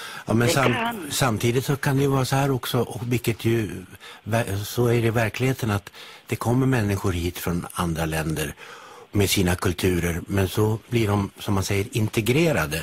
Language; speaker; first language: Swedish; native; Swedish